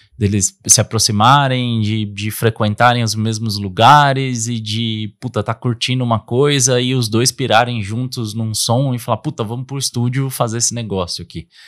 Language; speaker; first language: Portuguese; native; Portuguese